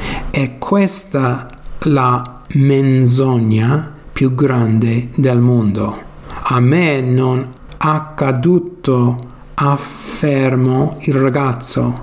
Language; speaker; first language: Italian; non-native, learner; English